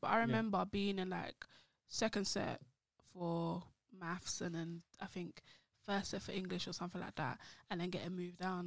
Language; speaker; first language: English; native; English